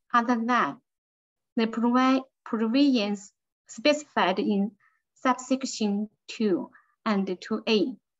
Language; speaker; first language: English; non-native, learner; Chinese